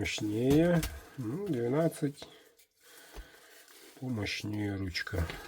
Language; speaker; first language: Russian; non-native, local second language; Yakut